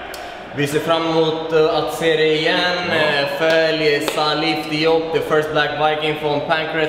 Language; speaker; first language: Swedish; native; Swedish